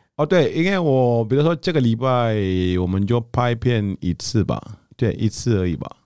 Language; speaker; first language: Chinese; non-native, fluent; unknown